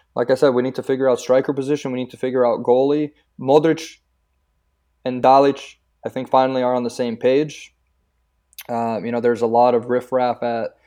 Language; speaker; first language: English; early bilingual, other home language; Croatian